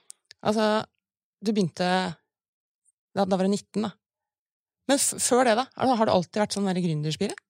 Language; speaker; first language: Norwegian; native; Norwegian